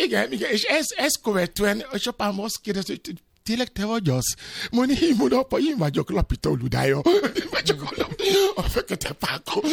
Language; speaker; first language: Hungarian; non-native, fluent; Yoruba